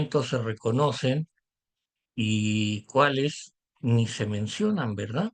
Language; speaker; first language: Spanish; native; Spanish